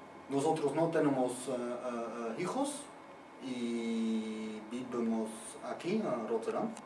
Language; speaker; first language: Spanish; non-native, learner; Dutch